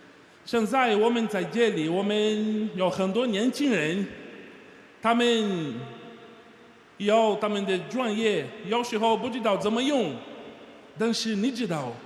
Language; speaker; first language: Chinese; non-native, learner; Portuguese